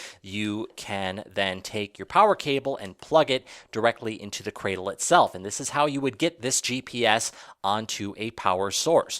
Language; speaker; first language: English; native; English